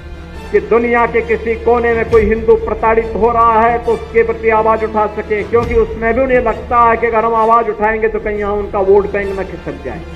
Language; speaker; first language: Hindi; native; Hindi